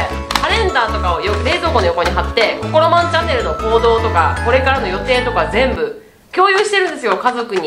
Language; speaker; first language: Japanese; native; Japanese